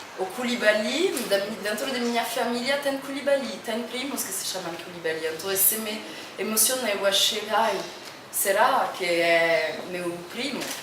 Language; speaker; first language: Portuguese; non-native, fluent; French